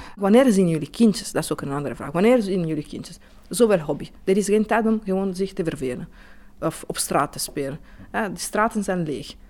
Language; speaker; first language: Dutch; non-native, fluent; Italian